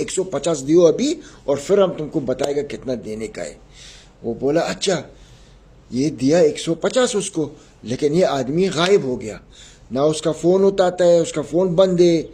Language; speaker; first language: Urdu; non-native, local second language; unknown